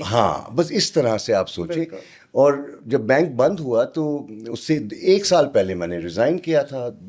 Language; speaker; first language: Urdu; native; Urdu